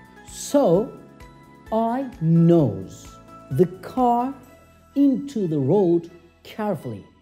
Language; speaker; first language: English; non-native, fluent; Turkish